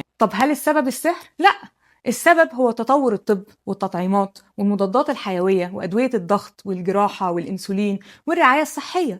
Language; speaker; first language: Arabic; native; Arabic